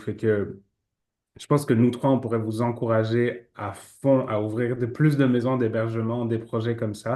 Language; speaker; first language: French; native; French